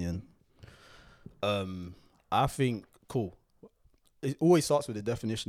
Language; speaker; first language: English; native; English